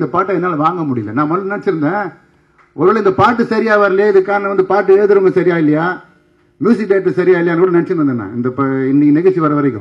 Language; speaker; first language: Tamil; native; Tamil